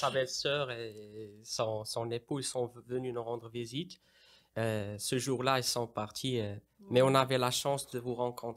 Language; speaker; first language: French; non-native, local second language; Arabic